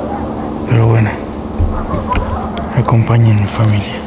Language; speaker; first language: Spanish; native; Spanish